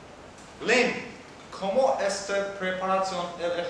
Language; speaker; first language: Spanish; non-native, learner; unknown